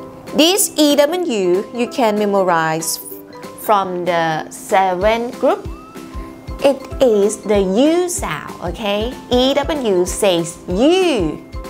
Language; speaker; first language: English; non-native, fluent; Thai